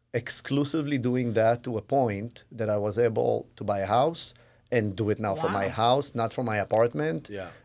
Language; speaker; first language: English; non-native, fluent; Hebrew